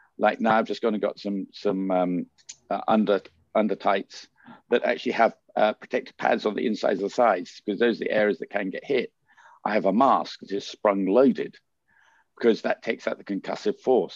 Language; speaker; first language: English; native; English